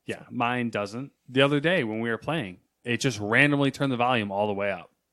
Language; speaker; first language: English; native; English